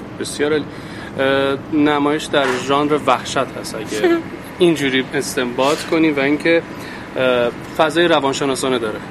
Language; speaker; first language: Persian; native; Persian